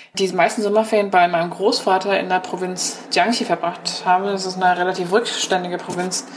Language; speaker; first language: German; early bilingual, other home language; Chinese